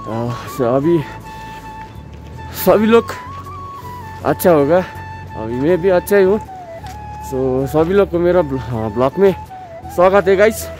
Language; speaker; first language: Hindi; non-native, local second language; Nepali